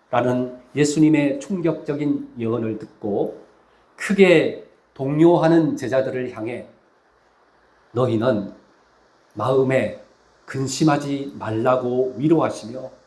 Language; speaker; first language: Korean; native; Korean